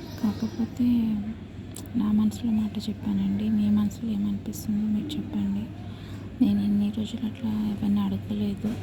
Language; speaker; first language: Telugu; non-native, local second language; Tamil